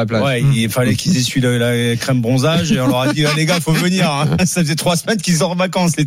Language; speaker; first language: French; native; French